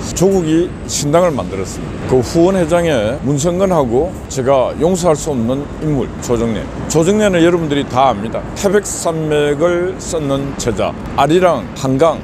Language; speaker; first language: Korean; native; Korean